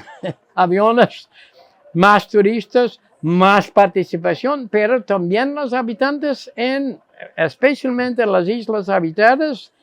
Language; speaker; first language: Spanish; non-native, fluent; Dutch